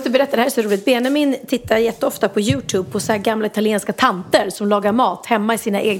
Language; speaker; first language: Swedish; native; Swedish